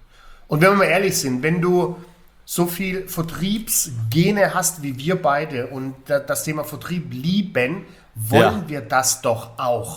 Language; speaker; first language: German; native; German